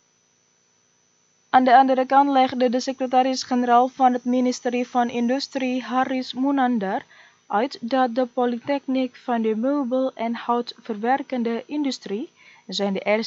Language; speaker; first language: Dutch; non-native, fluent; Indonesian